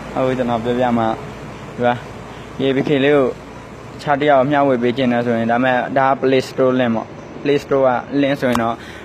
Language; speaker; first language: Burmese; native; Burmese